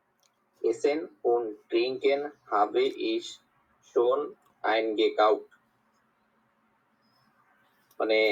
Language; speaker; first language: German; non-native, learner; Bangla